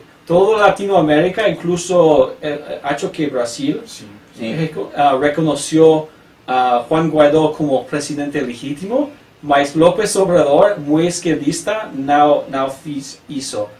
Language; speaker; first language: Portuguese; non-native, learner; English